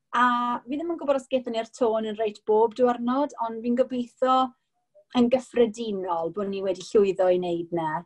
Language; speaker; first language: Welsh; non-native, local second language; English